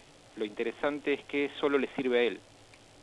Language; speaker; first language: Spanish; native; Spanish